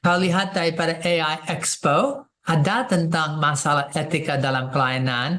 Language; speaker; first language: Indonesian; non-native, fluent; English